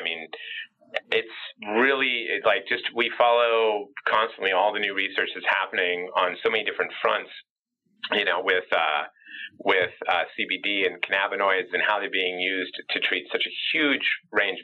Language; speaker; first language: English; native; English